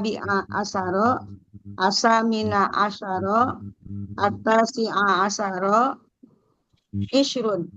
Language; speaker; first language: Arabic; non-native, learner; Indonesian